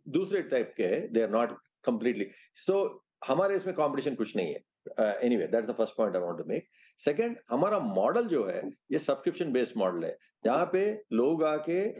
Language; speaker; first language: Hindi; non-native, local second language; Telugu